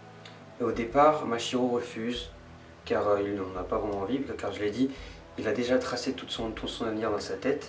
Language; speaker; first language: French; native; French